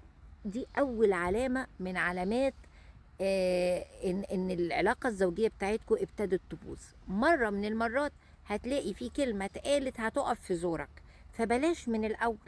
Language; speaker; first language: Arabic; native; Arabic